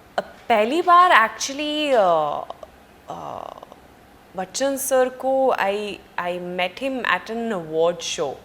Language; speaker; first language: Hindi; non-native, fluent; Swedish